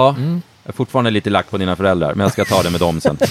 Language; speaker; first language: Swedish; native; Swedish